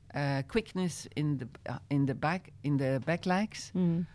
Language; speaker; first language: English; non-native, fluent; Dutch